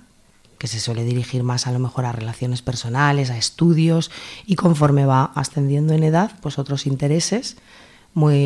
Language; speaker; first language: Spanish; native; Spanish